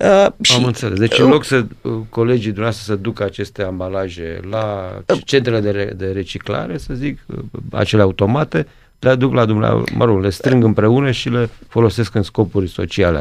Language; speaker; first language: Romanian; native; Romanian